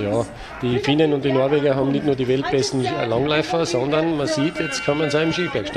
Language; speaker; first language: German; native; German